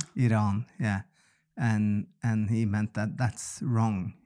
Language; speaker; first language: English; non-native, fluent; Norwegian